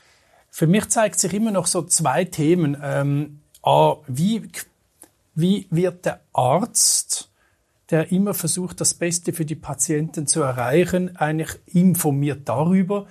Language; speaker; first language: German; native; German